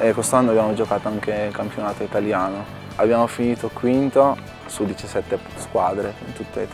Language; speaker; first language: Italian; non-native, fluent; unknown